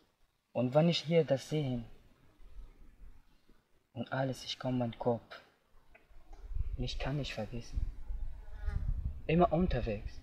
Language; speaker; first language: German; non-native, learner; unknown